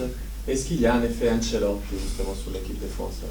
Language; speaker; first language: French; native; French